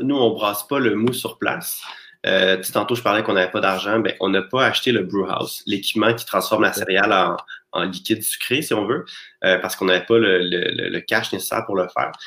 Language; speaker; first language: French; native; French